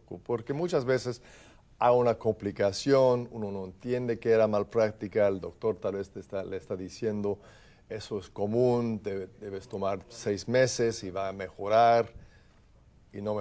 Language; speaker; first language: Spanish; non-native, fluent; English